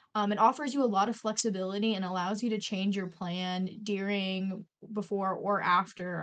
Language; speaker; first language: English; native; English